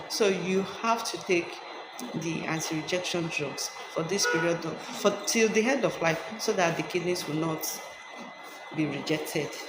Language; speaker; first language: English; non-native, local second language; Yoruba